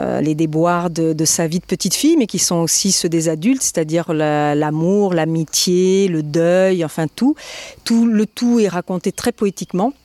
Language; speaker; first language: French; native; French